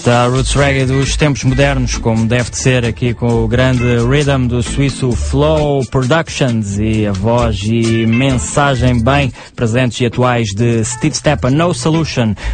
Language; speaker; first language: Portuguese; native; Portuguese